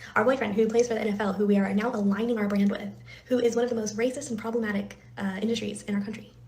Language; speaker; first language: English; native; English